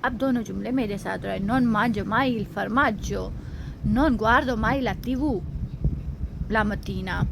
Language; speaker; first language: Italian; non-native, fluent; Urdu